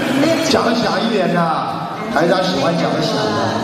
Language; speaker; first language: Chinese; native; Chinese